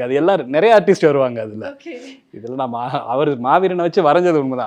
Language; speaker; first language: Tamil; native; Tamil